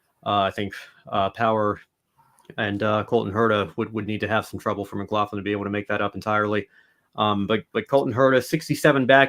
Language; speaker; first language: English; native; English